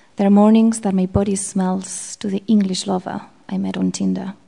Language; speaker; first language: English; non-native, fluent; Basque